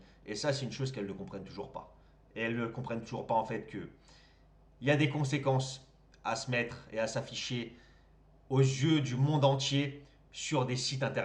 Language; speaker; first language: French; native; French